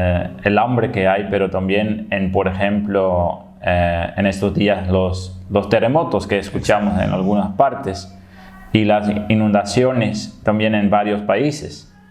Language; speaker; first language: Spanish; non-native, fluent; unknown